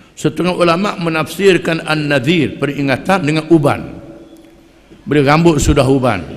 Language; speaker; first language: Malay; native; Malay